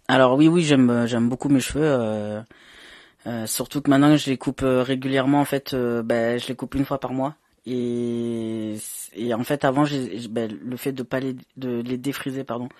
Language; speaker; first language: French; native; French